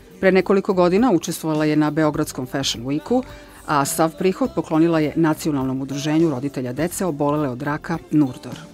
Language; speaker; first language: Serbian; native; Serbian